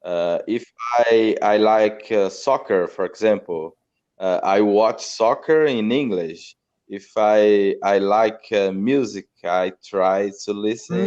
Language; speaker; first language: English; non-native, learner; Portuguese